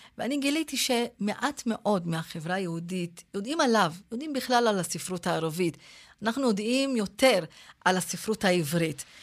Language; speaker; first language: Hebrew; non-native, local second language; Arabic